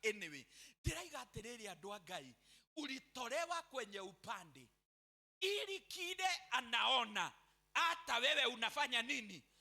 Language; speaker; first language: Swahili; non-native, local second language; Kikuyu